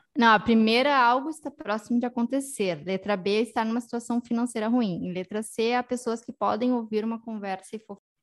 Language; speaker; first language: Portuguese; native; Portuguese